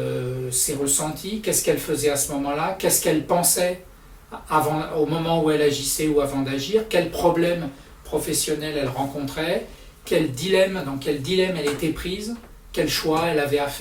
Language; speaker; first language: French; native; French